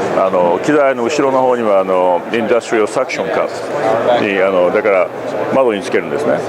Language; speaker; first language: Japanese; early bilingual, heritage; English